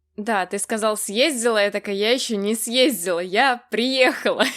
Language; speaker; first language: Russian; native; Russian